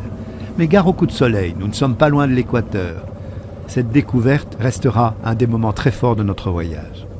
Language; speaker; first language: French; native; French